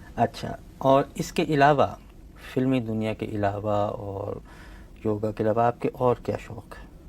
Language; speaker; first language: Hindi; native; Hindi